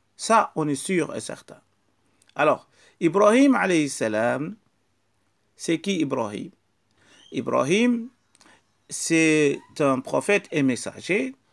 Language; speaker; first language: French; non-native, local second language; Wolof